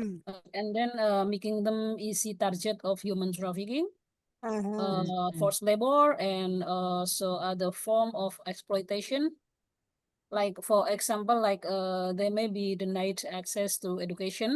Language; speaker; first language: English; non-native, learner; Indonesian